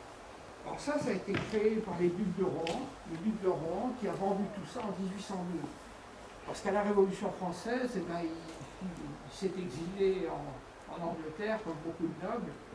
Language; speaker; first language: French; native; French